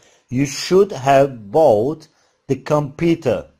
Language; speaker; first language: English; non-native, fluent; Turkish